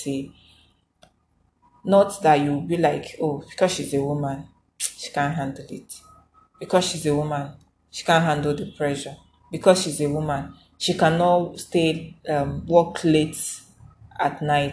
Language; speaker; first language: English; non-native, local second language; Igbo